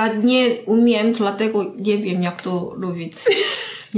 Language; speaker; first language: Polish; non-native, learner; Korean